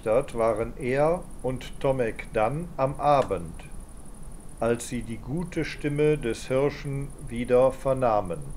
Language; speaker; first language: German; native; German